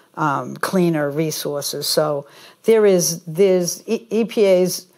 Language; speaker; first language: English; native; English